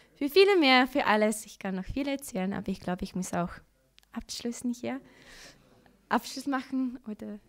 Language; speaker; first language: German; non-native, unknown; Dutch